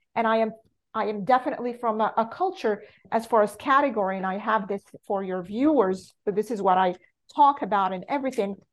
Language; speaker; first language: English; non-native, fluent; Arabic